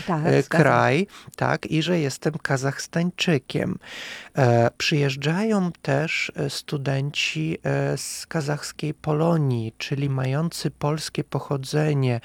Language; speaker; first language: Polish; non-native, fluent; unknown